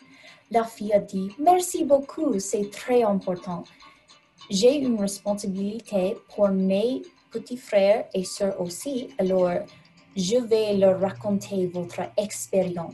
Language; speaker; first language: French; non-native, learner; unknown